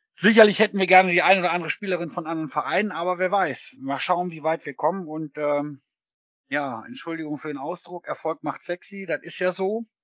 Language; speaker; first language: German; native; German